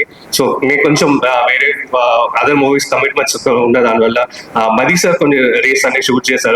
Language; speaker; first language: Telugu; non-native, fluent; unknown